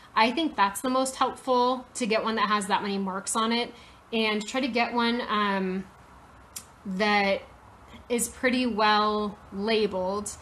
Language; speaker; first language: English; native; English